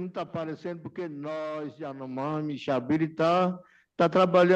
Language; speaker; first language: Portuguese; non-native, local second language; Yanomámi